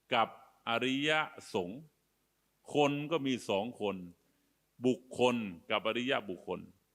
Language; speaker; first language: Thai; native; Thai